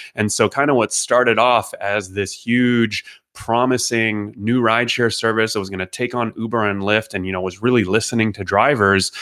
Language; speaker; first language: English; native; English